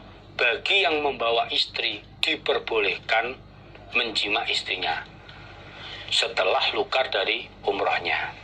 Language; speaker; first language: Indonesian; non-native, local second language; Javanese